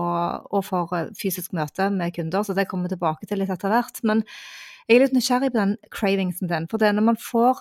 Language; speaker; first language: Norwegian; native; Norwegian